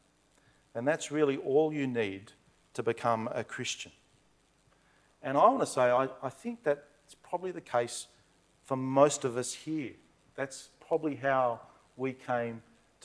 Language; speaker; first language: English; native; English